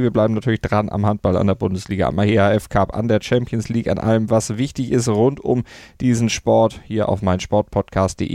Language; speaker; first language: German; native; German